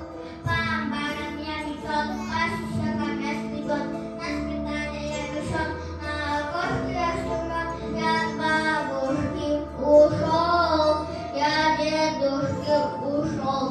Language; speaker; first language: Russian; non-native, learner; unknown